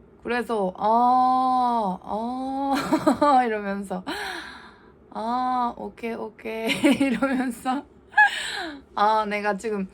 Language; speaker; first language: Korean; non-native, learner; Japanese